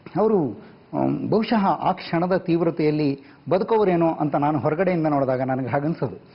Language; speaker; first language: Kannada; native; Kannada